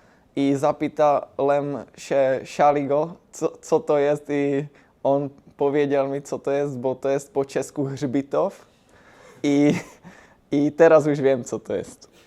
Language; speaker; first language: Polish; non-native, learner; Czech